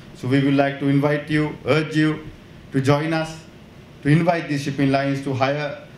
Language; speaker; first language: English; non-native, local second language; Sinhala